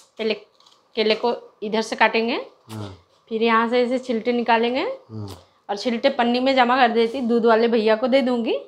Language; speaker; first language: Hindi; native; Hindi